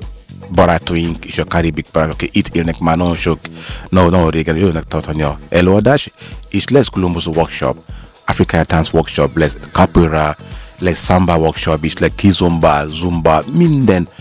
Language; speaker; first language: Hungarian; non-native, learner; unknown